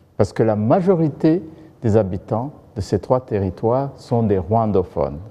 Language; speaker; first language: French; non-native, local second language; Kinyarwanda